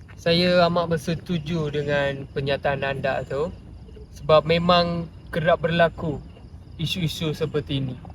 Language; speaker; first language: Malay; non-native, local second language; Tamil